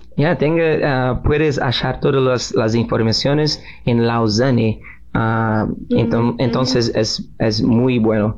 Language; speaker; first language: Spanish; non-native, learner; Portuguese